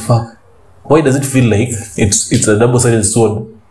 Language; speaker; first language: English; non-native, local second language; Luo (Kenya and Tanzania)